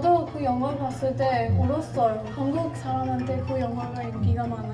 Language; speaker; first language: Korean; non-native, learner; Hindi